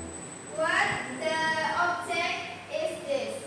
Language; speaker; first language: English; non-native, learner; Indonesian